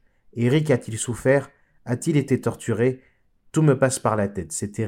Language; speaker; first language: French; native; French